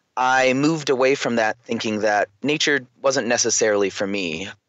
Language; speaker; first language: English; native; English